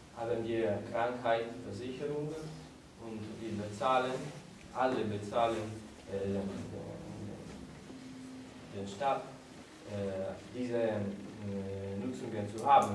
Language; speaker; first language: German; non-native, learner; Italian